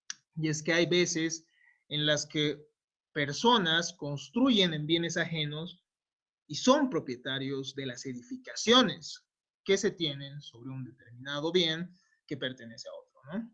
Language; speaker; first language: Spanish; native; Spanish